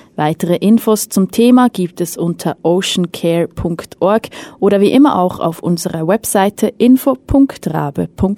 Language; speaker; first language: German; native; German